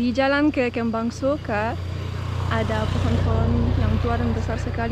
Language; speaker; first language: Indonesian; non-native, fluent; English